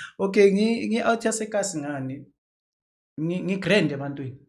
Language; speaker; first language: Zulu; native; Zulu